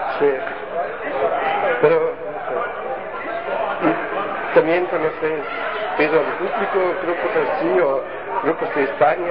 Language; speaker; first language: Spanish; non-native, learner; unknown